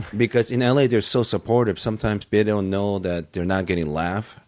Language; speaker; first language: English; early bilingual, other home language; Japanese